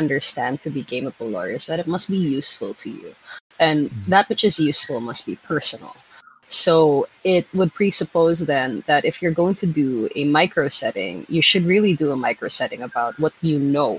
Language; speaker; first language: English; non-native, local second language; Filipino